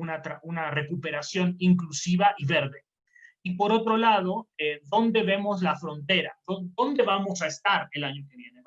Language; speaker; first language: Spanish; native; Spanish